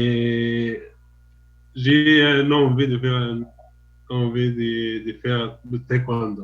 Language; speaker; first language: French; non-native, learner; Arabic